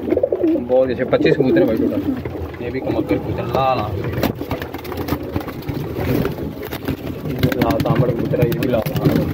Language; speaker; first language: Hindi; non-native, local second language; Punjabi